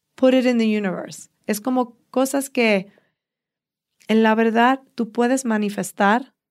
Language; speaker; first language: Spanish; early bilingual, heritage; Spanish